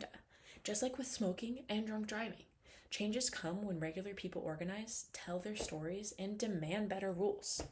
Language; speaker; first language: English; native; English